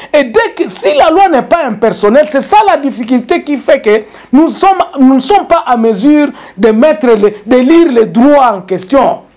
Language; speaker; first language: French; non-native, local second language; Swahili